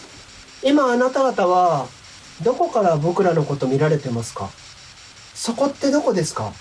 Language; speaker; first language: Japanese; native; Japanese